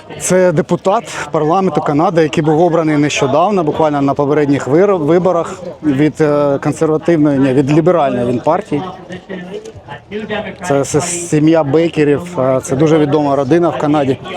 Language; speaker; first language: Ukrainian; native; Ukrainian